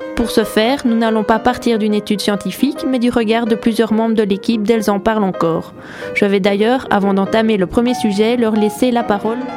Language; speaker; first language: French; native; French